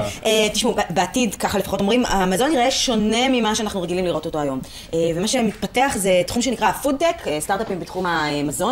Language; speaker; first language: Hebrew; native; Hebrew